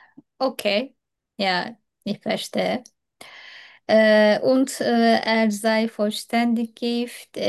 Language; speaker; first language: German; non-native, learner; Turkish